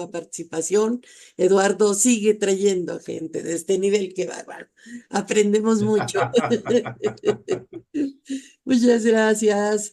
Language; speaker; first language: Spanish; native; Spanish